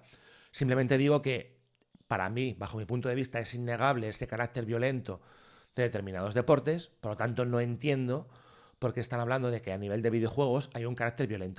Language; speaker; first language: Spanish; native; Spanish